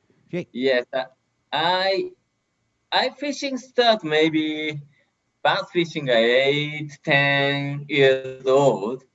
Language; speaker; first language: English; non-native, learner; Japanese